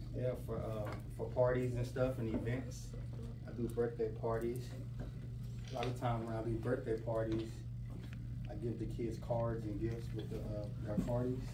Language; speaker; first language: English; native; English